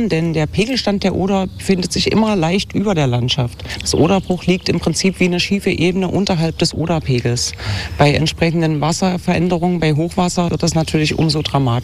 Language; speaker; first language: German; native; German